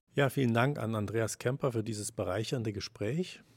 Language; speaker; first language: German; native; German